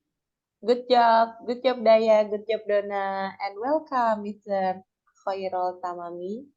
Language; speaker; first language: English; non-native, fluent; Indonesian